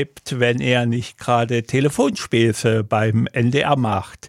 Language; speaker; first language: German; native; German